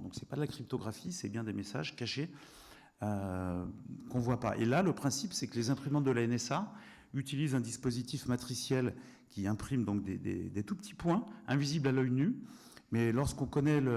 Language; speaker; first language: French; native; French